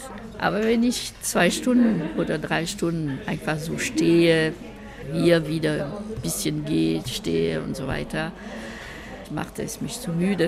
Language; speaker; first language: German; non-native, fluent; French